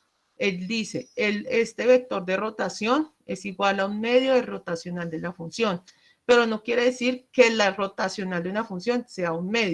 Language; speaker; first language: Spanish; native; Spanish